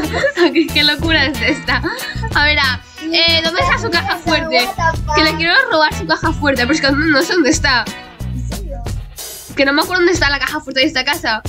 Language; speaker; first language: Spanish; native; Spanish